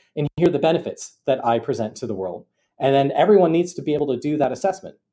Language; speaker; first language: English; native; English